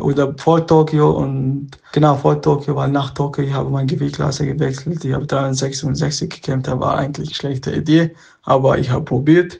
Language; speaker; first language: German; non-native, learner; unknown